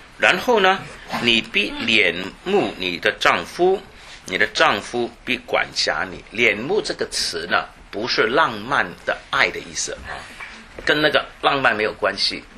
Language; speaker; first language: Chinese; non-native, local second language; Cantonese